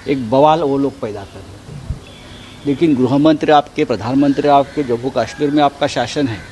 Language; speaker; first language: Hindi; non-native, local second language; Marathi